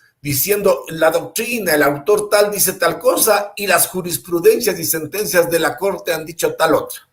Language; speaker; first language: Spanish; native; Spanish